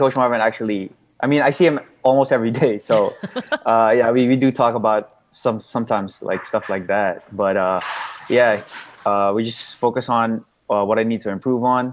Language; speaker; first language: English; non-native, local second language; Cebuano